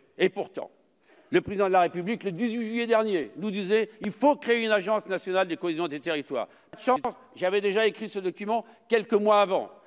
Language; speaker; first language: French; native; French